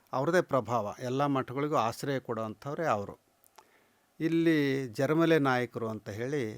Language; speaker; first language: Kannada; native; Kannada